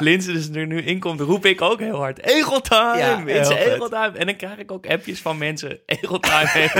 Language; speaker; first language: Dutch; native; Dutch